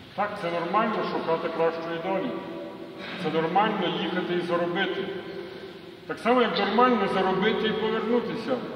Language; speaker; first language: Ukrainian; native; Ukrainian